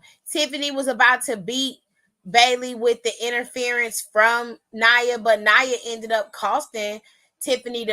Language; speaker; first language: English; native; English